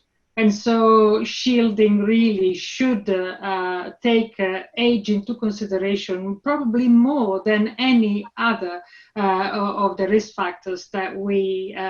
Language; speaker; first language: English; non-native, fluent; Italian